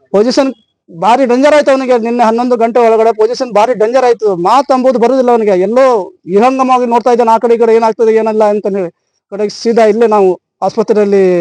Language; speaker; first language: Kannada; non-native, local second language; Konkani